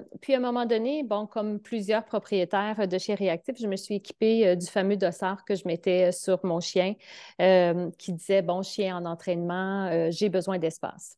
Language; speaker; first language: French; native; French